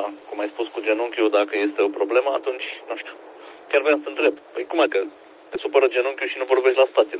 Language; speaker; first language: Romanian; native; Romanian